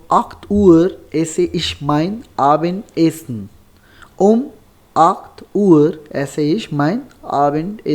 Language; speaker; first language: German; non-native, learner; Urdu